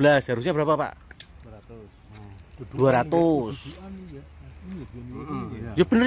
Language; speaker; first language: Indonesian; non-native, local second language; Javanese